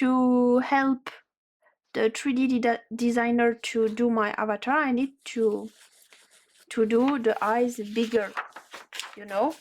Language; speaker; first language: English; non-native, learner; French